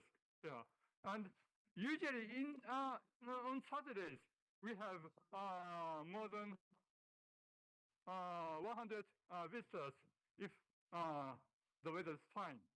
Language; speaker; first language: English; non-native, learner; Japanese